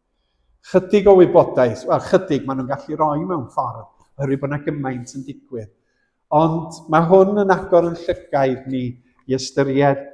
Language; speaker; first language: Welsh; native; Welsh